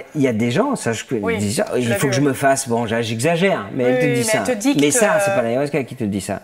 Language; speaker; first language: French; native; French